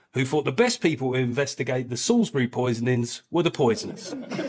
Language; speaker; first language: English; native; English